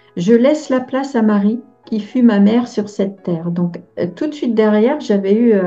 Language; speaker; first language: French; native; French